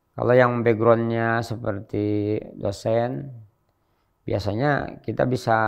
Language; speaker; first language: Indonesian; native; Indonesian